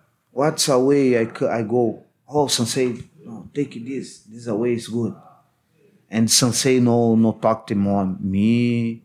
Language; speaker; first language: English; non-native, learner; Portuguese